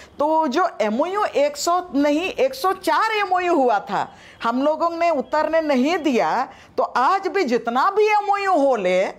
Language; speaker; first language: Hindi; non-native, local second language; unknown